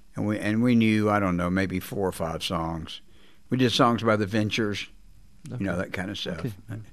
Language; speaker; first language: English; native; English